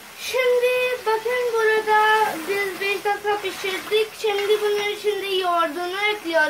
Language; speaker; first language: Turkish; non-native, learner; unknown